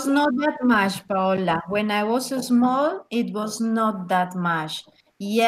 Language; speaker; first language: English; non-native, learner; Spanish